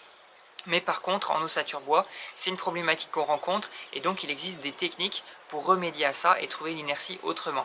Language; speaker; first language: French; native; French